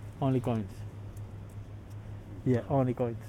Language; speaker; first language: English; non-native, learner; Spanish